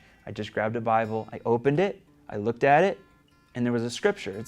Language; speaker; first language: English; native; English